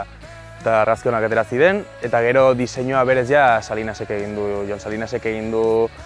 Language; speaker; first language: Basque; native; Basque